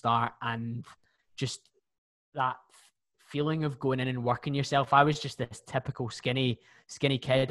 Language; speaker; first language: English; native; English